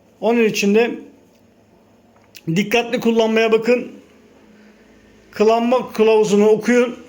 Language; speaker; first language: Turkish; native; Turkish